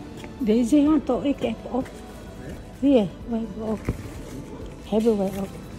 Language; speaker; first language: Dutch; non-native, learner; Indonesian